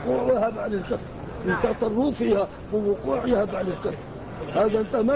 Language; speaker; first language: Arabic; native; Arabic